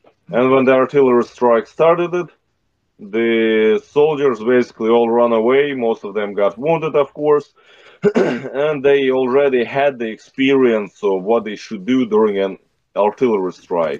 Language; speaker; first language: English; non-native, fluent; Russian